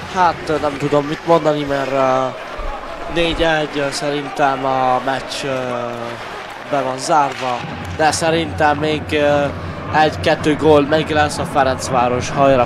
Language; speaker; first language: Hungarian; early bilingual, heritage; Hungarian